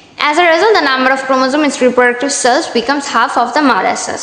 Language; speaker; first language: English; non-native, local second language; Bangla